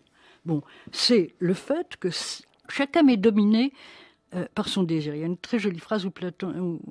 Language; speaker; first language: French; native; French